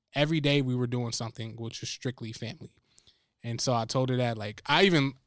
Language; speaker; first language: English; native; English